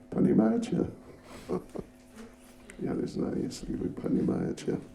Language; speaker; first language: Russian; non-native, learner; English